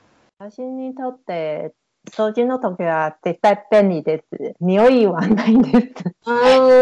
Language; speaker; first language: Japanese; non-native, learner; Chinese